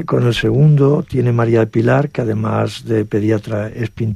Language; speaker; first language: Spanish; native; Spanish